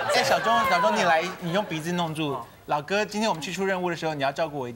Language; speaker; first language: Chinese; native; Chinese